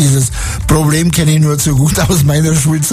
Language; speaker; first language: German; native; German